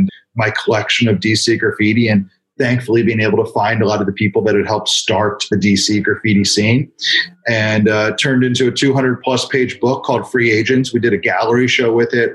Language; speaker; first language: English; native; English